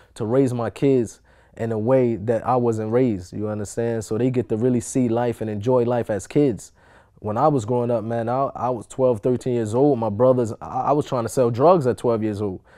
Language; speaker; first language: English; native; English